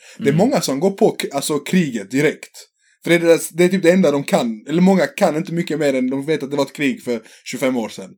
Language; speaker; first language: Swedish; early bilingual, other home language; Serbian